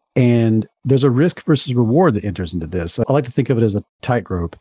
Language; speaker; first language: English; native; English